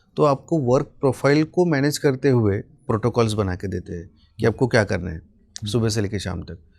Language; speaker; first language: Hindi; non-native, local second language; Marathi